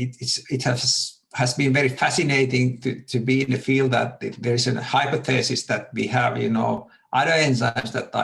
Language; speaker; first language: English; non-native, fluent; Finnish